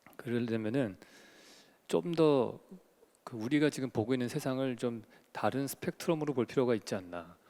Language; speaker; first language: Korean; native; Korean